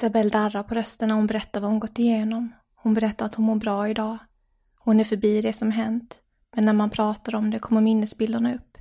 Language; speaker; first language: Swedish; native; Swedish